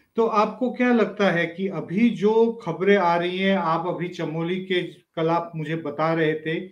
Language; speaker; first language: Hindi; native; Hindi